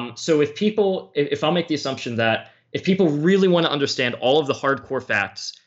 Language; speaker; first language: English; native; English